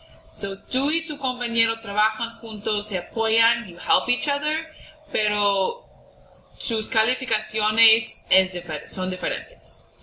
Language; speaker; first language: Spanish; non-native, fluent; English